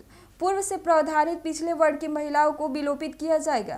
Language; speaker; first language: Hindi; native; Hindi